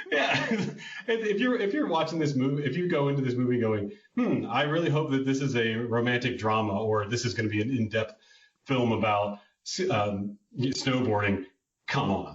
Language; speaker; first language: English; native; English